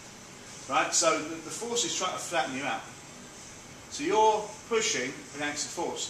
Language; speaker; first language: English; native; English